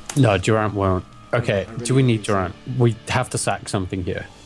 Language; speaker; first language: English; native; English